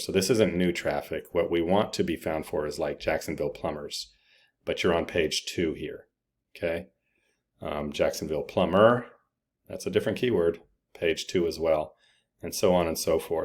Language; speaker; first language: English; native; English